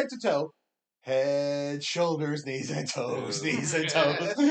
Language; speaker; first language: English; native; English